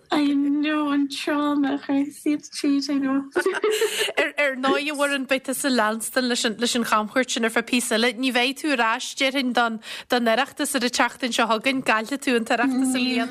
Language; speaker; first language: Irish; native; Irish